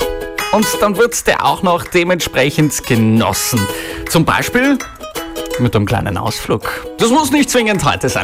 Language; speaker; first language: German; native; German